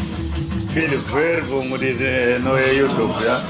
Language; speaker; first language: German; non-native, learner; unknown